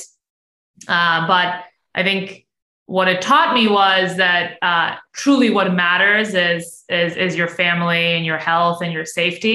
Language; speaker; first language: English; non-native, local second language; Urdu